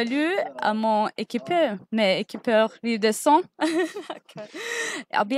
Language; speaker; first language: French; non-native, learner; Turkish